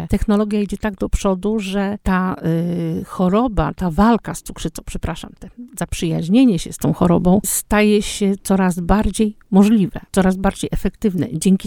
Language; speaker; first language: Polish; native; Polish